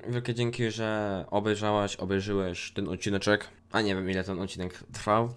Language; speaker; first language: Polish; native; Polish